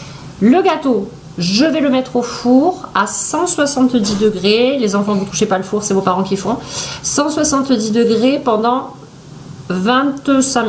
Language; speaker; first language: French; native; French